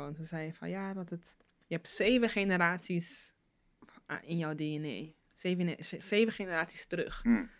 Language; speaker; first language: Dutch; native; Dutch